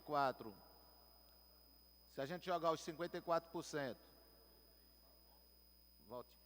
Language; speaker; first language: Portuguese; native; Portuguese